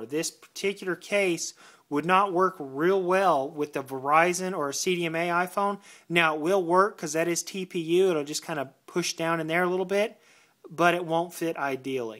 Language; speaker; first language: English; native; English